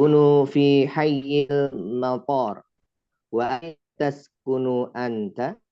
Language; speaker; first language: Arabic; non-native, learner; Indonesian